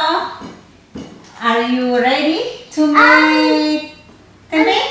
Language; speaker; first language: English; non-native, learner; Indonesian